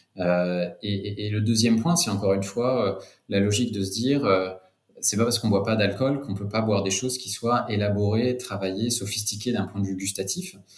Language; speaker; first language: French; native; French